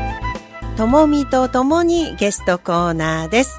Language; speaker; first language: Japanese; native; Japanese